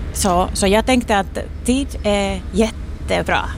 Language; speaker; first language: Swedish; non-native, local second language; Finnish